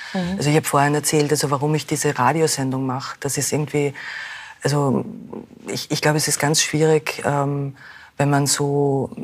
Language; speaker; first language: German; native; German